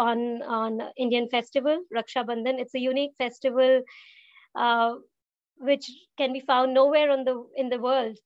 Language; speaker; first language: English; non-native, local second language; Hindi